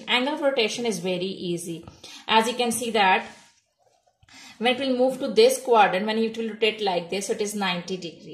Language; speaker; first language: English; non-native, local second language; Urdu